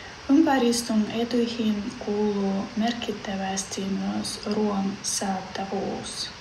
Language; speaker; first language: Finnish; non-native, learner; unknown